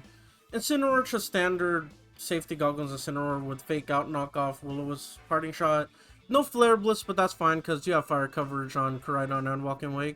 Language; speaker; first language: English; native; English